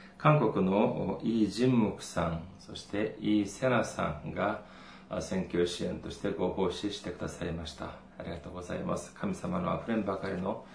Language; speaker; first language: Japanese; non-native, fluent; Korean